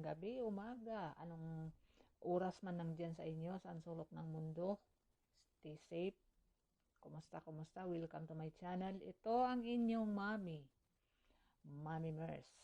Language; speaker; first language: Filipino; non-native, local second language; Cebuano